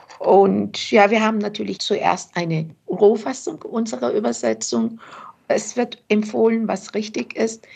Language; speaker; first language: German; early bilingual, other home language; Turkish